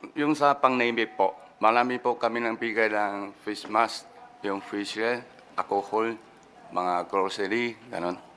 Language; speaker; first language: Filipino; non-native, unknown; Min Nan Chinese